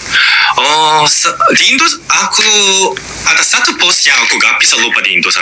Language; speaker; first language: Indonesian; non-native, fluent; Korean